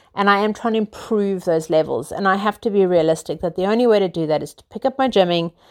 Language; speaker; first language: English; native; English